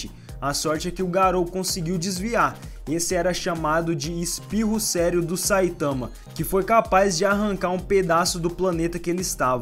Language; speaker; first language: Portuguese; native; Portuguese